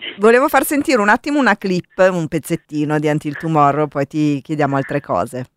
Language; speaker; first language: Italian; native; Italian